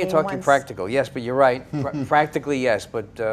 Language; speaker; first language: English; native; English